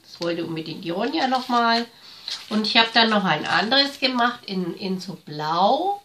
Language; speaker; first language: German; native; German